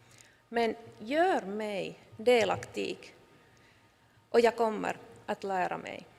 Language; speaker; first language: Swedish; non-native, local second language; Finnish